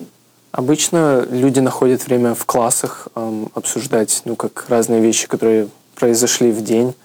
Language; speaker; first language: Russian; early bilingual, heritage; Russian